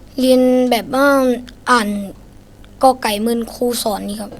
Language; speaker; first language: Thai; non-native, learner; Shan